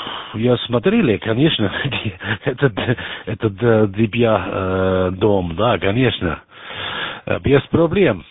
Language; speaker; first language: Russian; non-native, learner; German